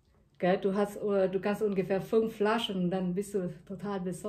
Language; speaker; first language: German; non-native, learner; Vietnamese